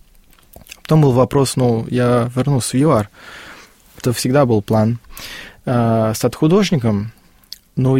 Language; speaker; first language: Russian; non-native, fluent; Afrikaans